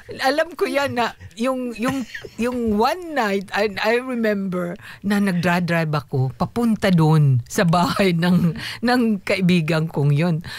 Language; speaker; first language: Filipino; native; Filipino